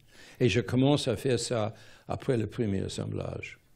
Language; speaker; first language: French; non-native, fluent; English